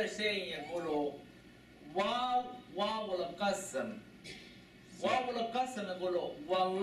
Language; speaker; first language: Arabic; non-native, learner; Chinese